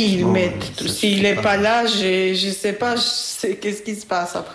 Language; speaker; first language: French; non-native, learner; Albanian